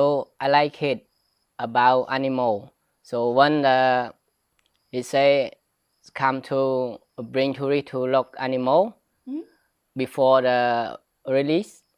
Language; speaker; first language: English; non-native, learner; Khmer